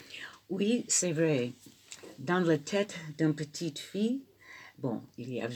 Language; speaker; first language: French; non-native, fluent; English